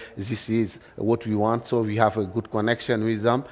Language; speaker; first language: English; non-native, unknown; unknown